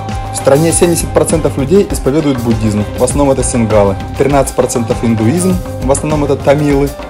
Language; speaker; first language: Russian; native; Russian